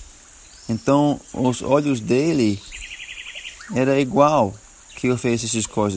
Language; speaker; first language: Portuguese; non-native, learner; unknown